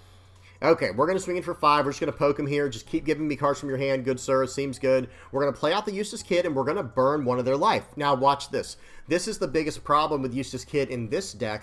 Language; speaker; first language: English; native; English